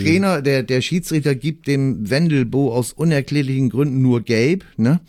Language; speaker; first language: German; native; German